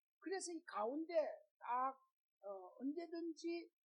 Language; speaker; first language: Korean; native; Korean